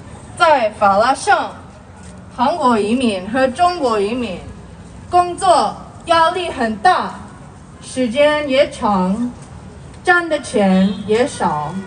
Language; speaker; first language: Chinese; non-native, learner; Korean